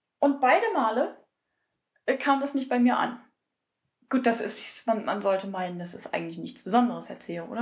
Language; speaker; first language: German; native; German